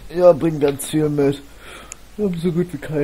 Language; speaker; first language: German; native; German